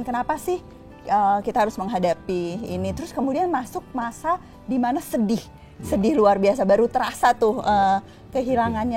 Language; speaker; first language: Indonesian; native; Indonesian